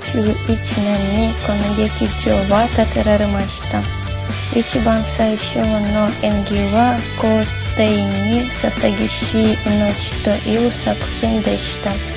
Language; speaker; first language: Japanese; non-native, learner; Russian